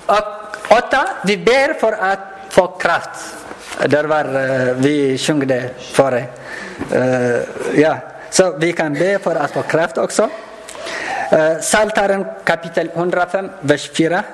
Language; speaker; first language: Swedish; non-native, learner; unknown